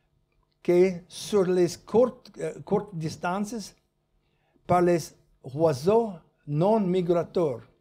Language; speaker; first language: French; non-native, learner; English